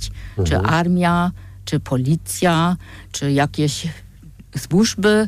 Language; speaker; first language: Polish; non-native, fluent; German